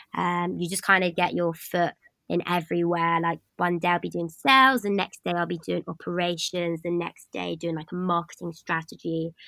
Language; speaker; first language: English; native; English